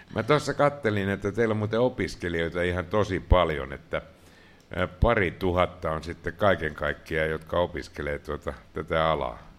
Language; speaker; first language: Finnish; native; Finnish